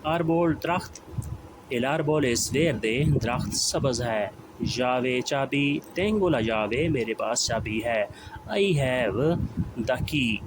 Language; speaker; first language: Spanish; non-native, learner; Urdu